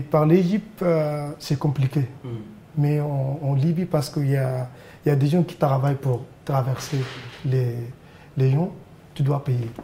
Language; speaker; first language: French; non-native, learner; Arabic